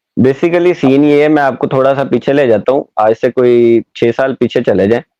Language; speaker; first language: Urdu; non-native, local second language; Punjabi